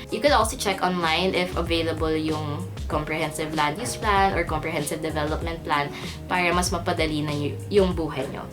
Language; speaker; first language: Filipino; native; Filipino